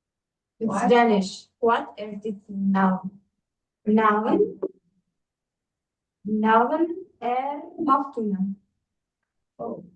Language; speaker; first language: English; non-native, fluent; Uzbek